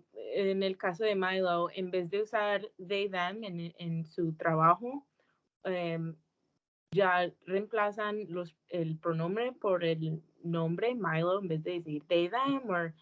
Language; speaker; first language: Spanish; early bilingual, heritage; English